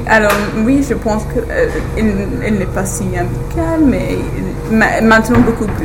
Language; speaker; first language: French; non-native, learner; English